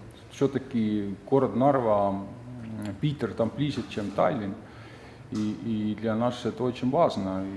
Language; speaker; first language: Russian; non-native, fluent; Estonian